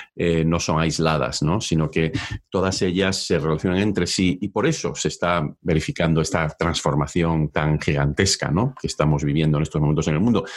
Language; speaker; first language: Spanish; native; Spanish